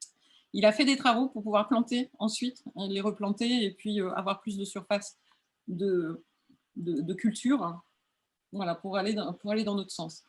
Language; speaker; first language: French; native; French